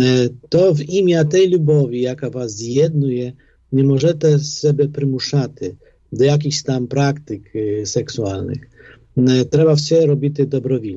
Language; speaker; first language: Polish; non-native, fluent; Ukrainian